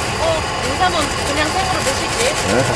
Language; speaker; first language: Korean; native; Korean